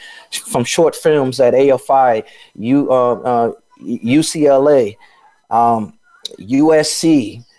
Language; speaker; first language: English; native; English